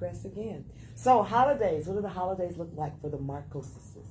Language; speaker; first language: English; native; English